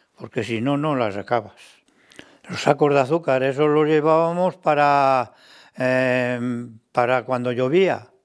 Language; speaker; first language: Spanish; native; Spanish